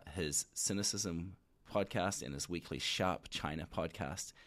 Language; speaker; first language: English; native; English